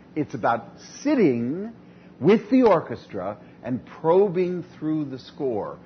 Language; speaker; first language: English; native; English